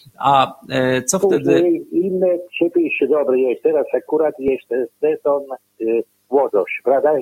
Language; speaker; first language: Polish; non-native, learner; Italian